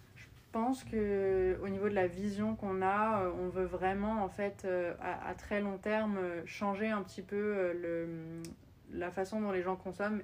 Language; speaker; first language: French; native; French